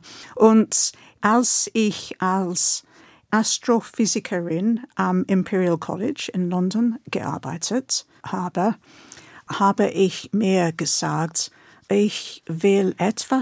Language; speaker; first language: German; non-native, fluent; English